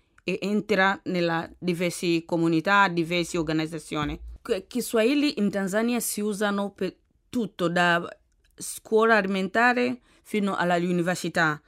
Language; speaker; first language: Italian; non-native, fluent; Swahili